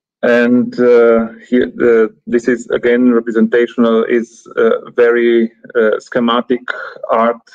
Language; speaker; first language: English; non-native, fluent; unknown